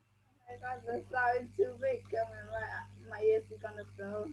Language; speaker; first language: English; non-native, learner; Vietnamese